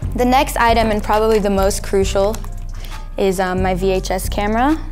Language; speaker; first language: English; native; English